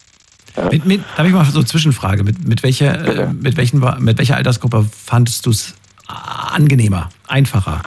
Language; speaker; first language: German; native; German